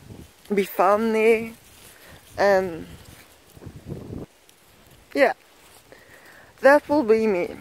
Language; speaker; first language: English; non-native, learner; Swedish